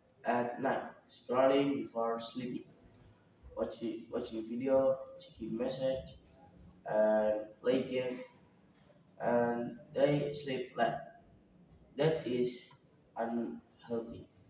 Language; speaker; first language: English; non-native, learner; Indonesian